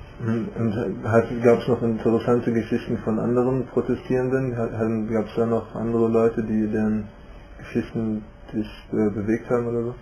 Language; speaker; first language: German; native; German